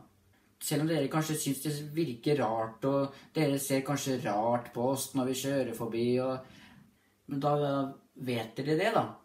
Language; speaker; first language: Norwegian; native; Norwegian